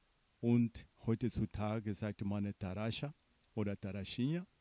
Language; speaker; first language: German; non-native, fluent; Portuguese